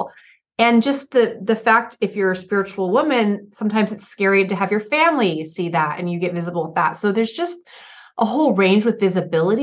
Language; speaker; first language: English; native; English